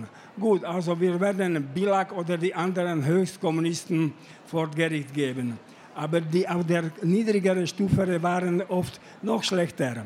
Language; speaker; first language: German; non-native, fluent; Slovak